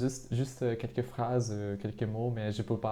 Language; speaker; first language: French; non-native, fluent; Portuguese